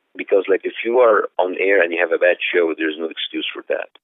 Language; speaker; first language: English; non-native, fluent; Arabic